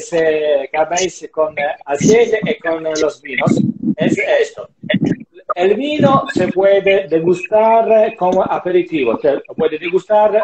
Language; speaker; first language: Spanish; non-native, learner; Italian